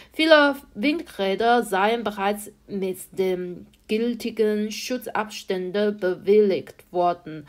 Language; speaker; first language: German; non-native, fluent; Chinese